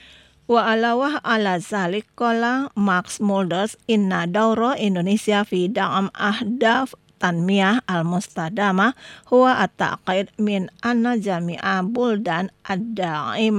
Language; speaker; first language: Arabic; non-native, fluent; Indonesian